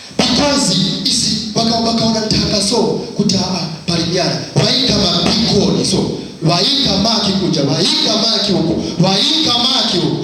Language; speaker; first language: Nyanja; non-native, local second language; Tumbuka